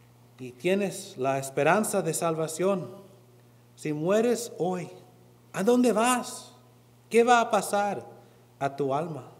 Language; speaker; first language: Spanish; non-native, learner; English